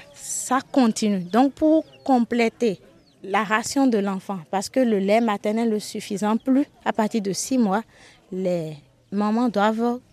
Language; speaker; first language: French; non-native, local second language; Fon